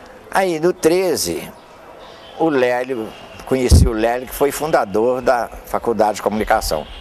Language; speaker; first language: Portuguese; native; Portuguese